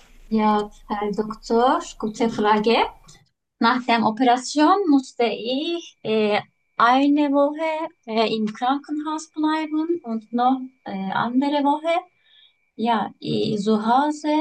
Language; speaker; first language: German; non-native, learner; Turkish